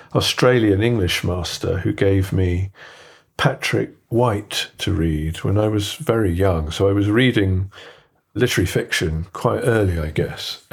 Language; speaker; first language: English; native; English